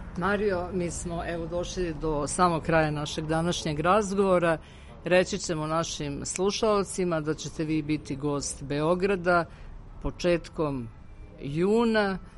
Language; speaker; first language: Serbian; native; Serbian